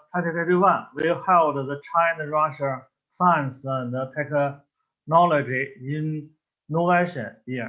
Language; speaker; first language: English; non-native, learner; Chinese